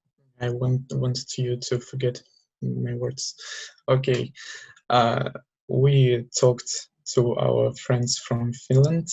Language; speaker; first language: English; non-native, learner; Russian